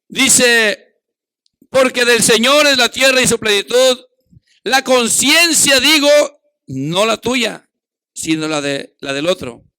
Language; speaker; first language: Spanish; native; Spanish